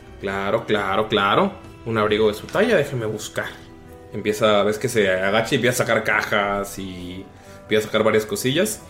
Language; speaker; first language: Spanish; native; Spanish